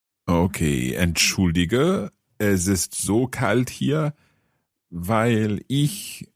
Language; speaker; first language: German; non-native, learner; English